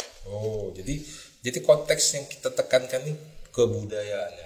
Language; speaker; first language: Indonesian; native; Indonesian